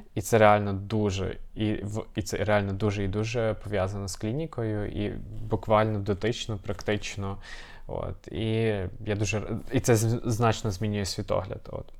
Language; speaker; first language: Ukrainian; native; Ukrainian